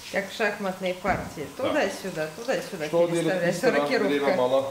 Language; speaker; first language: Russian; native; Russian